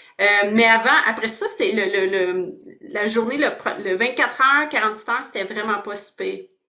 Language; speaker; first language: French; native; French